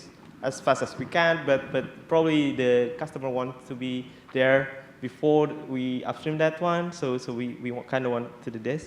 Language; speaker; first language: English; non-native, fluent; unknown